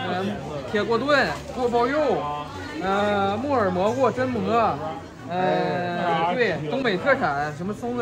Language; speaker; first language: Chinese; native; Chinese